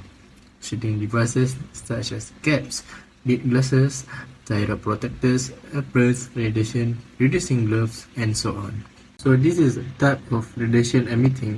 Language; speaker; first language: English; non-native, learner; Malay